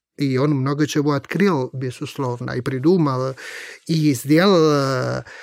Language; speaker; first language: Russian; non-native, fluent; Italian